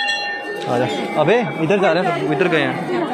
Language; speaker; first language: Hindi; native; Hindi